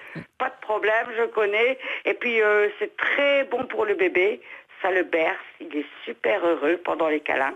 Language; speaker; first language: French; native; French